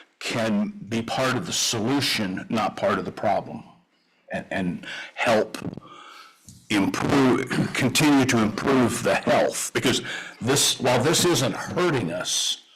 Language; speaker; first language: English; native; English